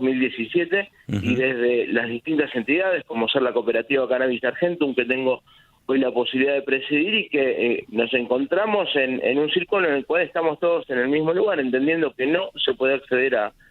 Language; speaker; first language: Spanish; native; Spanish